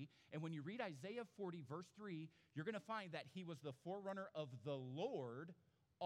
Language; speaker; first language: English; native; English